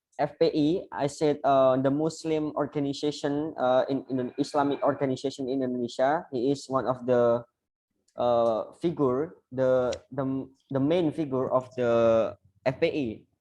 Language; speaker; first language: English; non-native, learner; Indonesian